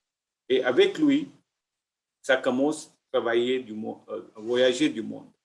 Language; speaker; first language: French; non-native, learner; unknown